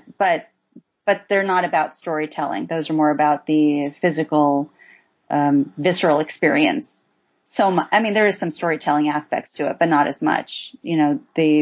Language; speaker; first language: English; native; English